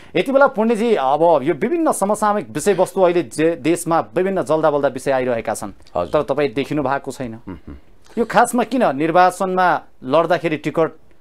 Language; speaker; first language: Nepali; native; Nepali